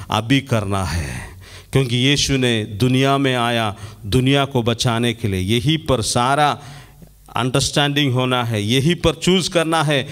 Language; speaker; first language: Hindi; non-native, local second language; Malayalam